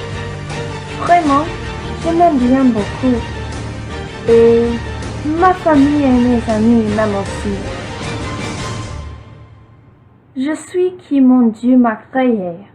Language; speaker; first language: French; non-native, learner; English